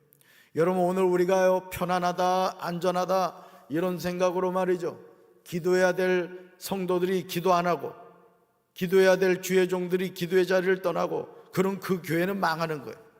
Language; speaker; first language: Korean; native; Korean